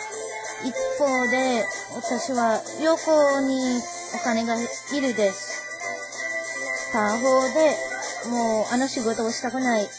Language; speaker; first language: Japanese; non-native, learner; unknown